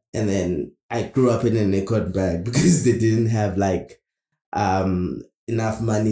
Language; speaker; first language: English; non-native, local second language; Zulu